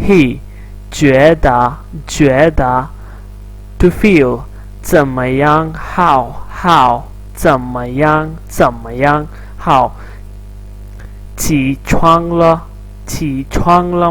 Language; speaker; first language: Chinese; non-native, fluent; Urdu